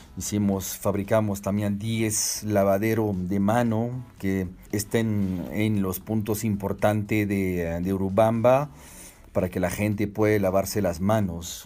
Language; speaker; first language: Spanish; non-native, fluent; French